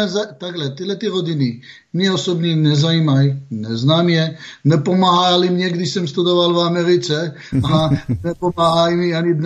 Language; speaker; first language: Czech; non-native, fluent; Hebrew